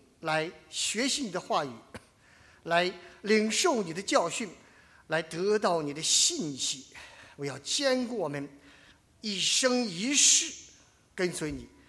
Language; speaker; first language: Chinese; native; Chinese